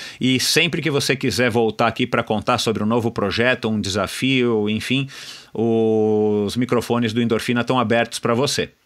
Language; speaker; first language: Portuguese; native; Portuguese